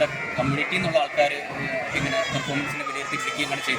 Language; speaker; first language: Malayalam; native; Malayalam